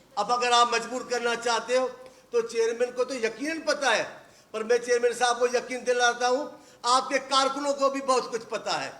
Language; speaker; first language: Urdu; non-native, local second language; Sindhi